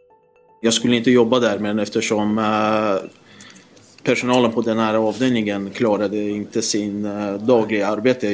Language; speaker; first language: Swedish; non-native, fluent; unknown